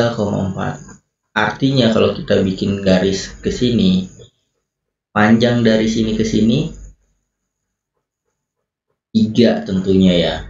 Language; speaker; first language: Indonesian; native; Indonesian